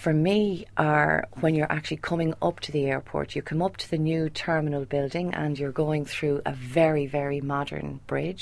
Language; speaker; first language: English; native; English